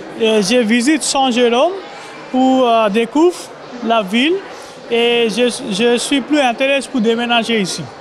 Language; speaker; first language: French; non-native, learner; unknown